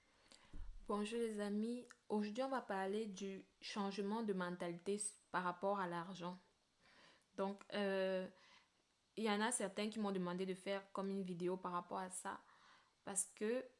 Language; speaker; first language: French; native; French